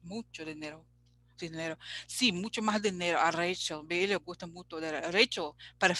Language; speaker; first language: Spanish; non-native, learner; English